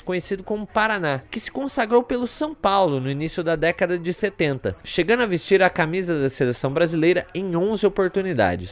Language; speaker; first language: Portuguese; native; Portuguese